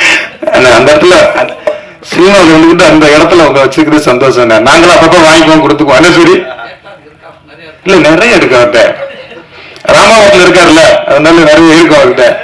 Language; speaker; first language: Tamil; native; Tamil